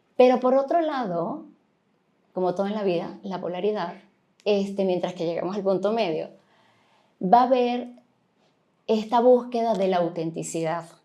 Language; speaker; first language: Spanish; native; Spanish